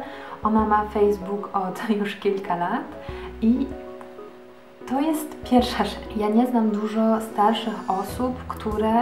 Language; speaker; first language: Polish; early bilingual, heritage; Polish